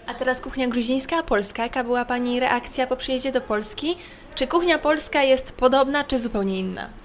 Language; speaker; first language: Polish; native; Polish